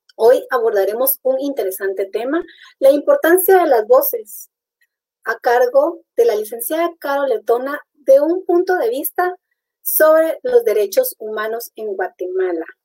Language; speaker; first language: Spanish; native; Spanish